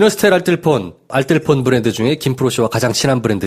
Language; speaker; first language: Korean; native; Korean